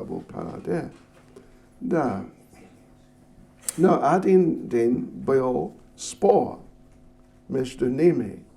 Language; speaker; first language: Russian; non-native, learner; English